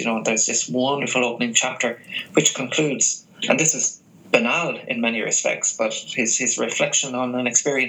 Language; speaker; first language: English; native; English